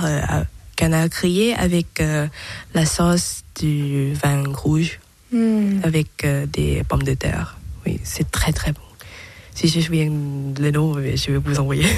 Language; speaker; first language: French; non-native, learner; Thai